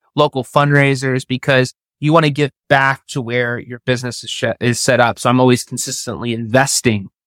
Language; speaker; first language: English; native; English